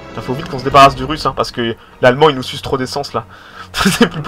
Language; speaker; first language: French; native; French